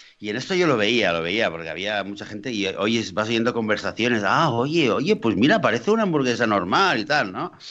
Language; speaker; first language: Spanish; native; Spanish